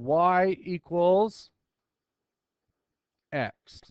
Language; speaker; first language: English; native; English